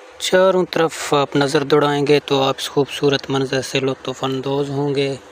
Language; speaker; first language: Urdu; non-native, local second language; Baluchi